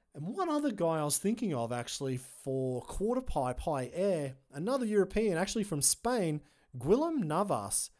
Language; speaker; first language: English; native; English